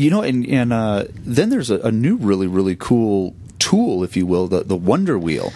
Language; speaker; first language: English; native; English